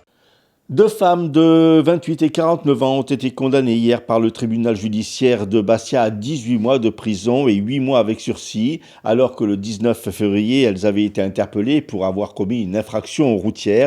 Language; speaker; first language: French; native; French